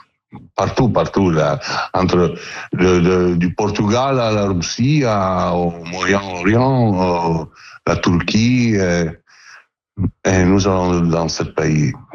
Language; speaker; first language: French; non-native, learner; Italian